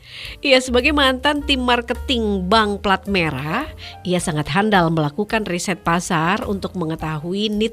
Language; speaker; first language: Indonesian; native; Indonesian